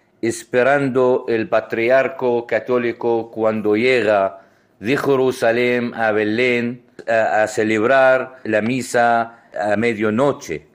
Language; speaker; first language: Spanish; non-native, fluent; Arabic